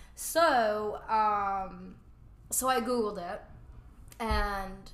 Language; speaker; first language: English; early bilingual, other home language; Spanish